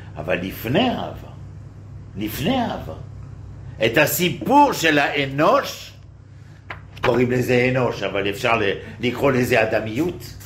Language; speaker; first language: Hebrew; non-native, fluent; French